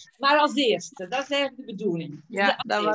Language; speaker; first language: Dutch; native; Dutch